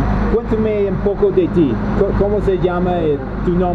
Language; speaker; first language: Spanish; non-native, learner; English